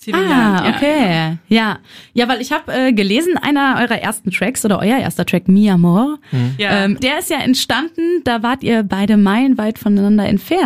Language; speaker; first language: German; native; German